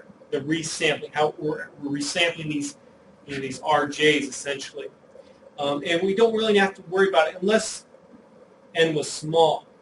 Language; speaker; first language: English; native; English